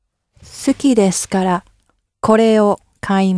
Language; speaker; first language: Japanese; non-native, learner; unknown